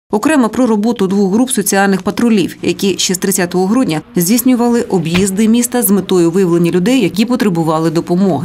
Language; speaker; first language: Ukrainian; native; Ukrainian